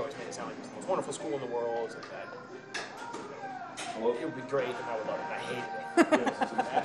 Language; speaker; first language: English; native; English